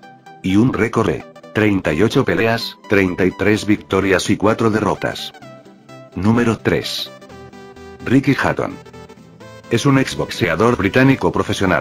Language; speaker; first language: Spanish; native; Spanish